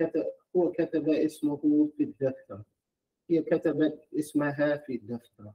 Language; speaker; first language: Arabic; non-native, learner; English